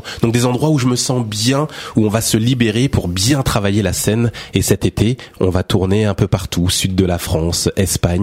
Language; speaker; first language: French; native; French